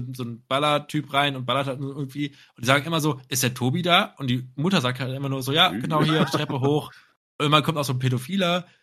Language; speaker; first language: German; native; German